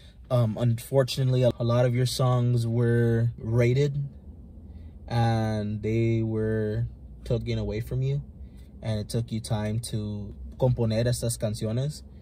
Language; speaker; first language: English; early bilingual, other home language; Spanish